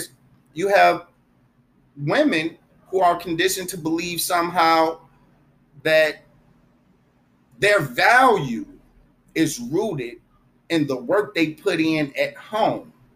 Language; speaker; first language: English; native; English